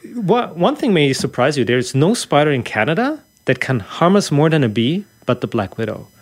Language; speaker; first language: English; non-native, fluent; German